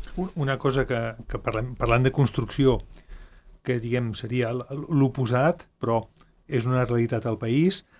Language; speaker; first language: Catalan; native; Catalan